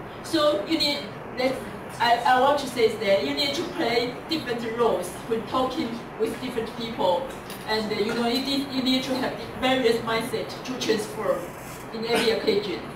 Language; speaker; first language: English; non-native, fluent; Chinese